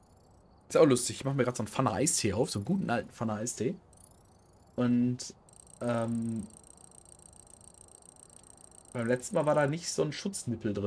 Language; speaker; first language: German; native; German